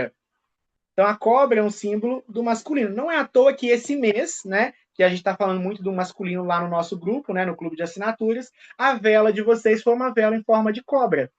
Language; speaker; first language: Portuguese; native; Portuguese